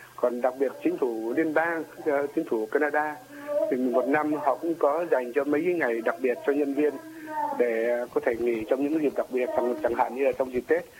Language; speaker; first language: Vietnamese; native; Vietnamese